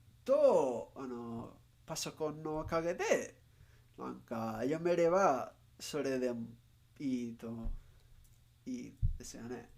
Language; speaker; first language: Japanese; non-native, learner; Spanish